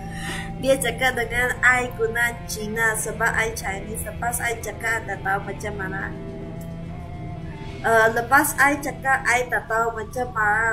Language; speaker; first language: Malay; non-native, local second language; Cantonese